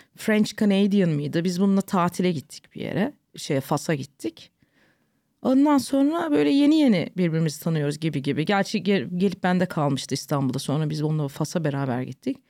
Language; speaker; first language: Turkish; early bilingual, heritage; Turkish